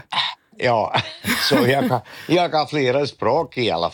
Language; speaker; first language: Swedish; non-native, learner; Dutch